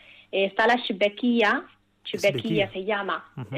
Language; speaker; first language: Spanish; early bilingual, other home language; Arabic